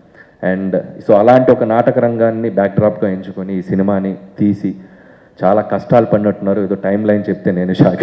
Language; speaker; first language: Telugu; native; Telugu